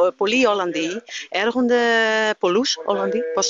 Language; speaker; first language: Greek; non-native, learner; Dutch